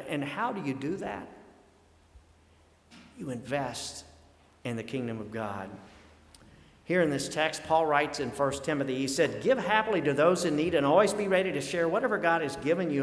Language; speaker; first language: English; native; English